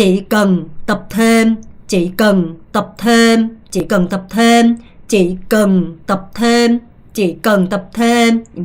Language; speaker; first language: Vietnamese; non-native, fluent; Korean